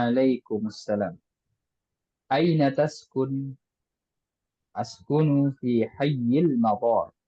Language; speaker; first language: Arabic; non-native, fluent; Indonesian